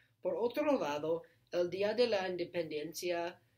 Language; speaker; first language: Spanish; non-native, learner; English